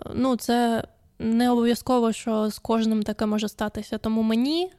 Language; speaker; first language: Ukrainian; non-native, local second language; Russian